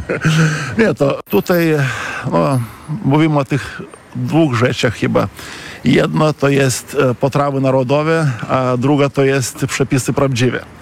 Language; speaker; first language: Polish; non-native, fluent; Lithuanian